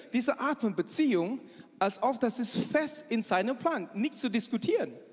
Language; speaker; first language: German; non-native, fluent; Chinese